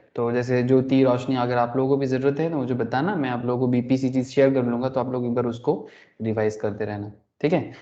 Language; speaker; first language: Hindi; non-native, local second language; Bangla